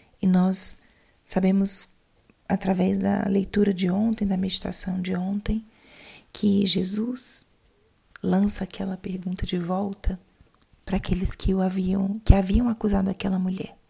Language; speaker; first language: Portuguese; native; Portuguese